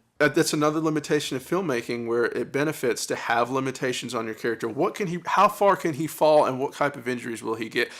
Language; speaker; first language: English; native; English